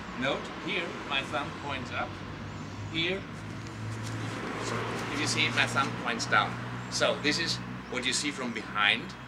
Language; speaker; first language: English; non-native, fluent; German